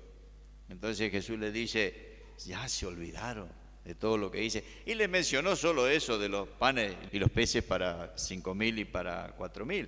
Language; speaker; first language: Spanish; native; Spanish